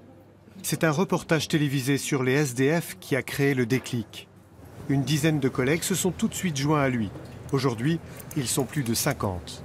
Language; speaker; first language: French; native; French